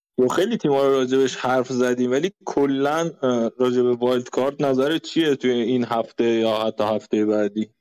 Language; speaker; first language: Persian; native; Persian